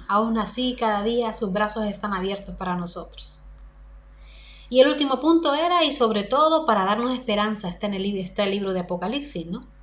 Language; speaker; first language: Spanish; native; Spanish